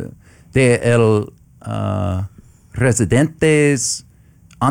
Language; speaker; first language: Spanish; non-native, learner; English